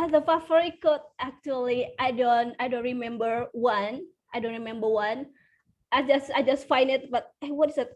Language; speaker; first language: English; non-native, fluent; Indonesian